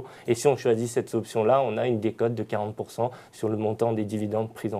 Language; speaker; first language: French; native; French